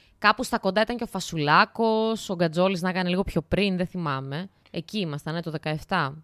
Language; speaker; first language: Greek; native; Greek